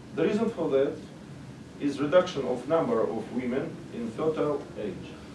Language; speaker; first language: English; non-native, learner; Russian